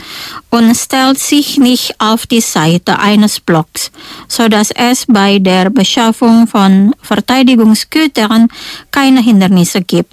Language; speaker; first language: German; non-native, fluent; Indonesian